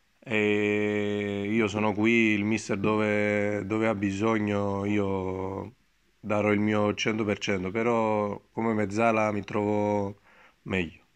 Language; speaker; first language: Italian; non-native, fluent; Greek